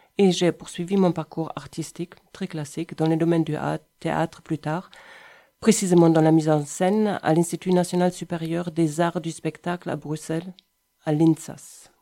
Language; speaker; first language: French; non-native, fluent; German